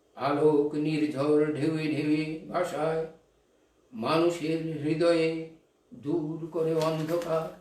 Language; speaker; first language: Bangla; non-native, local second language; Hindi